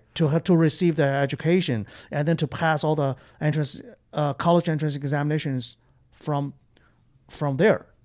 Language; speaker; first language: English; non-native, fluent; Chinese